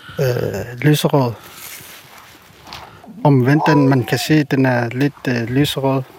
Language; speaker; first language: Danish; non-native, local second language; Kalaallisut